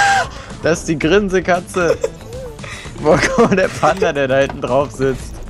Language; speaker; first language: German; native; German